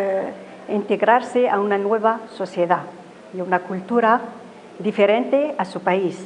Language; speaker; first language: Spanish; non-native, learner; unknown